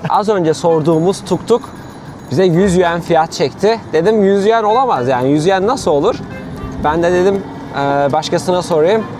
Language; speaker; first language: Turkish; native; Turkish